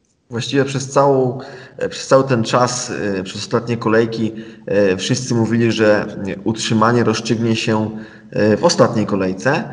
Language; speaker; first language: Polish; native; Polish